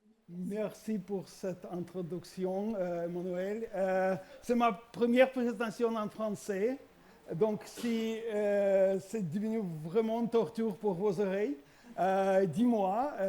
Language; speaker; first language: French; non-native, learner; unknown